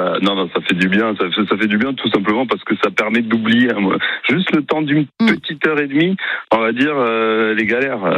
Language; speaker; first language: French; native; French